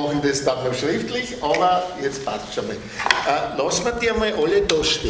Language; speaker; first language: German; native; German